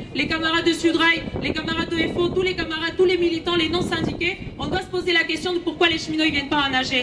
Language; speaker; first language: French; native; French